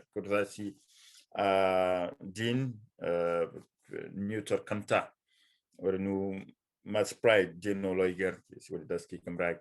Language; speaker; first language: Welsh; non-native, fluent; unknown